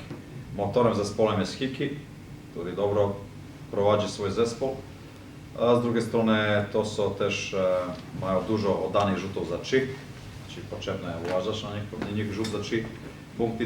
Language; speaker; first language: Polish; non-native, fluent; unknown